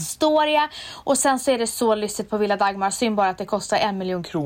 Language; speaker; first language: Swedish; native; Swedish